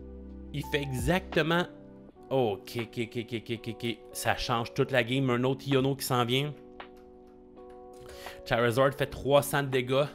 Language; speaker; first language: French; native; French